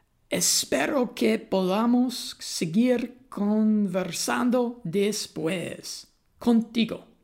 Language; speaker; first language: Spanish; non-native, learner; English